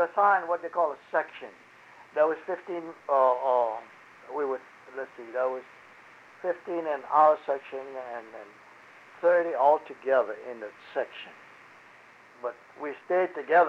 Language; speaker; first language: English; early bilingual, other home language; French